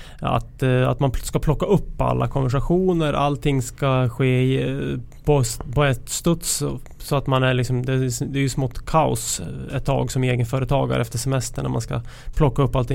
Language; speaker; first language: Swedish; native; Swedish